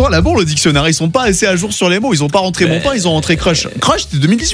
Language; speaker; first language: French; native; French